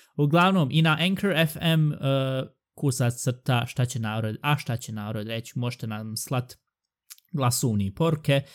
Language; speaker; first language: Bosnian; early bilingual, heritage; Bosnian